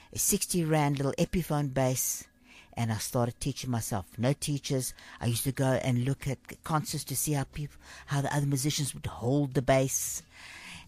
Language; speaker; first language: English; native; English